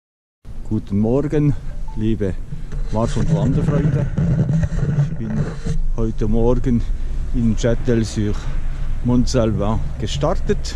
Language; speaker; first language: German; native; German